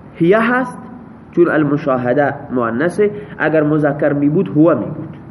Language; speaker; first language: Persian; non-native, local second language; Baluchi